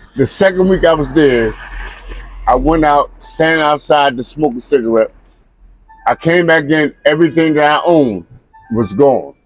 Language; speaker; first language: English; native; English